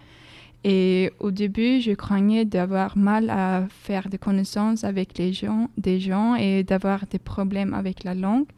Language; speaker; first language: French; non-native, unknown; Swedish